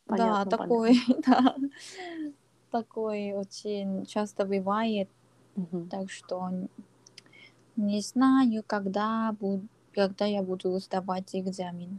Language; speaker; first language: Russian; non-native, learner; Korean